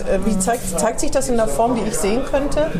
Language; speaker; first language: German; native; German